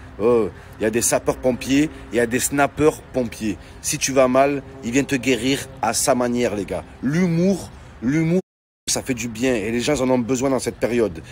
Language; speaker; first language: French; native; French